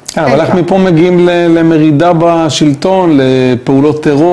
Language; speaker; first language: Hebrew; native; Hebrew